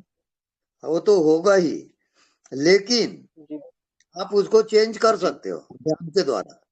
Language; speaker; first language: Hindi; native; Hindi